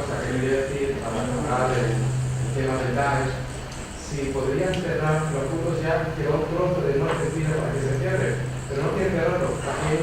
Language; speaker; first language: Spanish; non-native, fluent; Kurdish